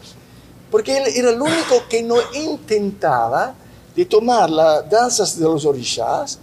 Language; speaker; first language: Portuguese; non-native, learner; Italian